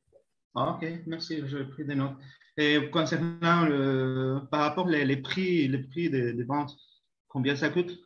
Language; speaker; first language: French; non-native, learner; Spanish